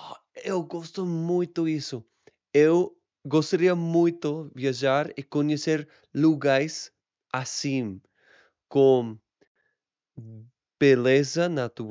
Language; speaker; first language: Portuguese; non-native, learner; English